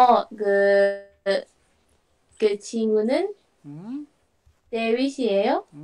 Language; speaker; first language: Korean; non-native, learner; Indonesian